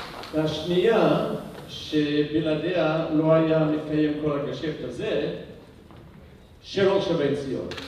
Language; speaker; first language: Hebrew; non-native, fluent; English